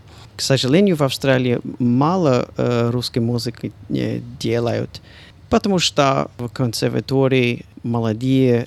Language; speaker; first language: Russian; non-native, fluent; English